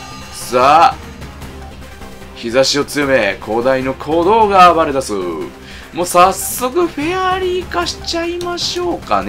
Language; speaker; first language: Japanese; native; Japanese